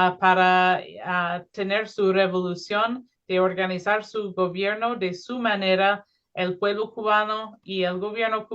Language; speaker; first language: Spanish; non-native, fluent; English